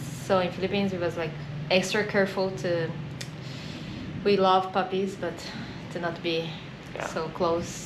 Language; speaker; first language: English; non-native, fluent; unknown